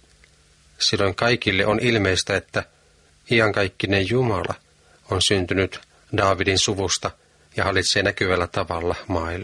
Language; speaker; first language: Finnish; native; Finnish